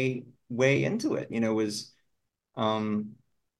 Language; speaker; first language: English; non-native, local second language; Filipino